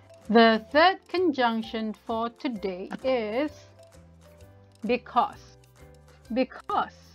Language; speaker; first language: English; non-native, local second language; Malay